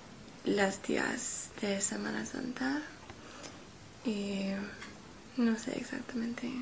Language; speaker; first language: Spanish; non-native, learner; English